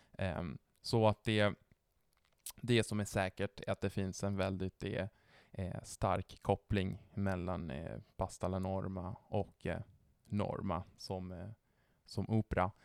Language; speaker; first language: Swedish; non-native, fluent; Italian